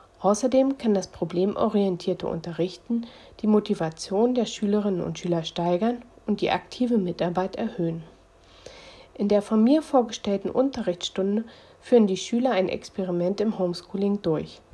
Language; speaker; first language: German; native; German